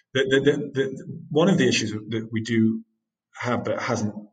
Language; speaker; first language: English; native; English